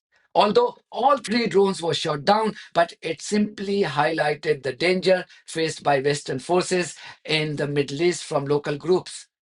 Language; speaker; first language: English; non-native, local second language; Hindi